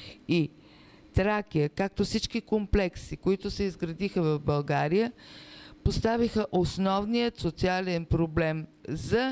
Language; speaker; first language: Bulgarian; native; Bulgarian